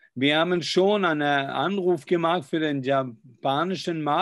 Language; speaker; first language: German; non-native, fluent; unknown